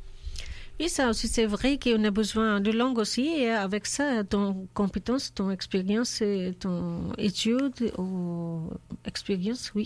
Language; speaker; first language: French; non-native, learner; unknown